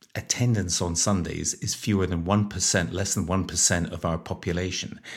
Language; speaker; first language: English; native; English